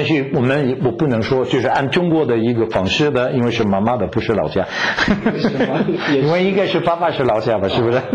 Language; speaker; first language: Chinese; non-native, fluent; French